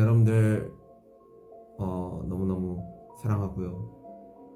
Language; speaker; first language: Korean; native; Korean